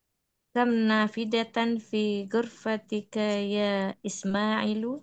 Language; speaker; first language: Arabic; non-native, learner; Indonesian